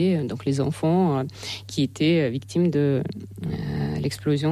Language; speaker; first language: French; non-native, fluent; Russian